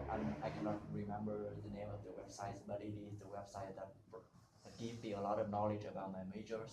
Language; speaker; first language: English; non-native, learner; Vietnamese